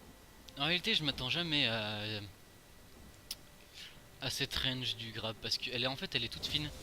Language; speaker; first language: French; native; French